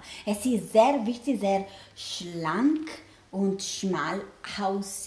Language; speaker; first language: German; non-native, learner; Italian